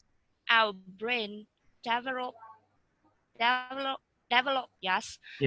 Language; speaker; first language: English; non-native, learner; Vietnamese